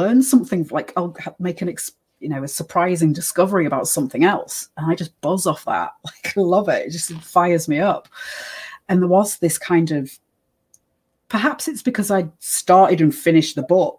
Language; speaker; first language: English; native; English